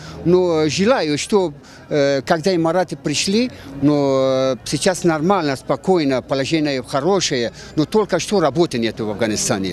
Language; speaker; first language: Russian; non-native, learner; Persian